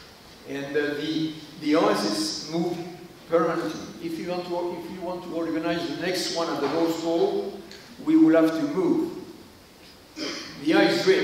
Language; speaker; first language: English; non-native, learner; French